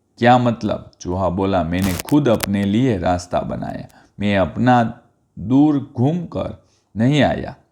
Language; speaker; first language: Hindi; non-native, local second language; Gujarati